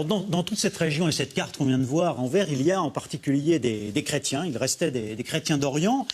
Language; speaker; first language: French; native; French